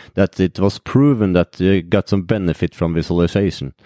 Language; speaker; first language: English; non-native, fluent; Norwegian